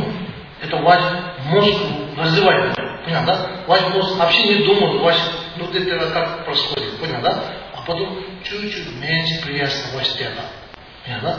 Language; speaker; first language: Russian; non-native, learner; Tibetan